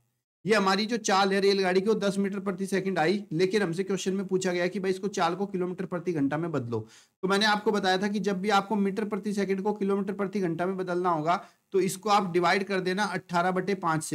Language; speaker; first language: Hindi; native; Hindi